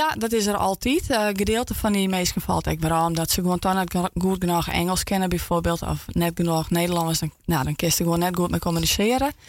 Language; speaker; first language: Dutch; non-native, local second language; Western Frisian